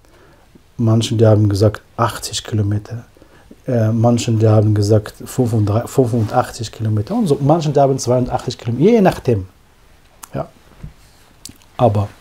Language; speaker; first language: German; non-native, fluent; Arabic